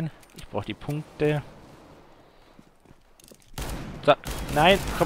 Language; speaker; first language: German; native; German